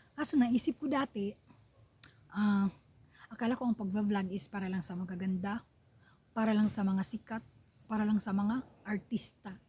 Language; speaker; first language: Filipino; non-native, local second language; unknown